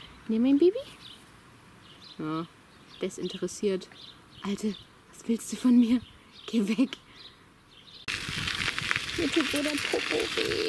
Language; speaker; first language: German; native; German